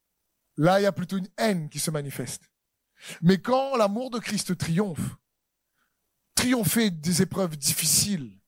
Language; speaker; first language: French; native; French